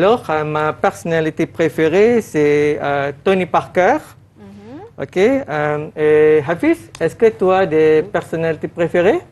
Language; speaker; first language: French; non-native, fluent; Malay